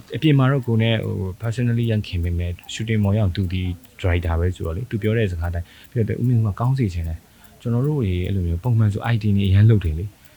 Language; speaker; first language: Burmese; native; Burmese